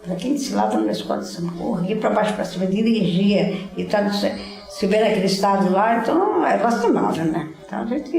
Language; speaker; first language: Portuguese; native; Portuguese